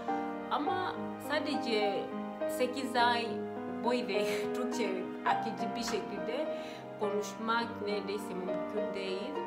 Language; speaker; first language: Turkish; non-native, fluent; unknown